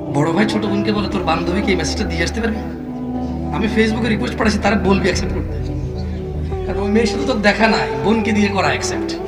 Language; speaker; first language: Bangla; native; Bangla